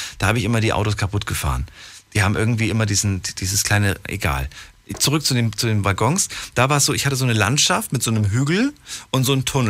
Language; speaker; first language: German; native; German